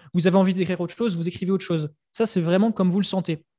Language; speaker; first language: French; native; French